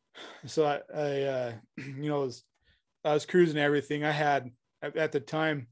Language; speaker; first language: English; native; English